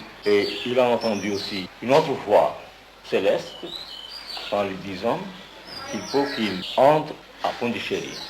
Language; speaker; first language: French; non-native, fluent; Bangla